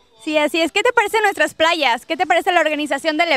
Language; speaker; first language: Spanish; native; Spanish